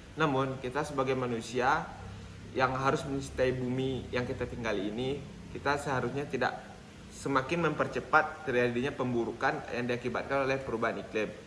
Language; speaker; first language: Indonesian; native; Indonesian